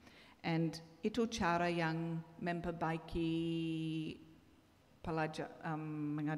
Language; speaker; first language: Indonesian; non-native, learner; English